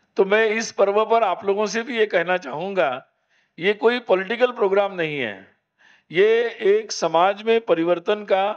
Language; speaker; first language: Hindi; non-native, local second language; Marathi